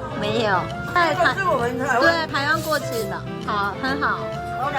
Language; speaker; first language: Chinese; non-native, learner; Korean